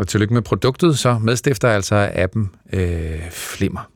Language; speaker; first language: Danish; native; Danish